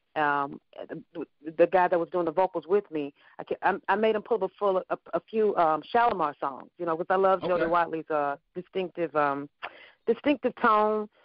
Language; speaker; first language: English; native; English